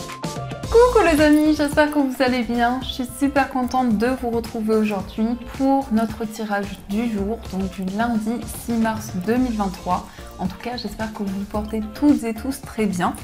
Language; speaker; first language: French; native; French